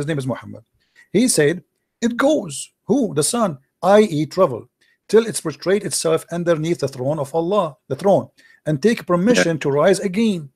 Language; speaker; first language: English; non-native, fluent; Arabic